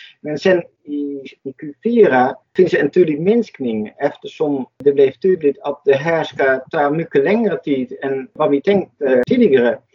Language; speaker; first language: Swedish; non-native, fluent; Dutch